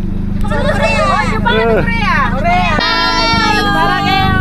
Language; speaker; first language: Korean; non-native, learner; Indonesian